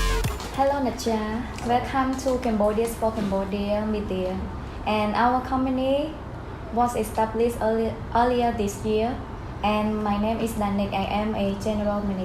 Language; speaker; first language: English; non-native, learner; Khmer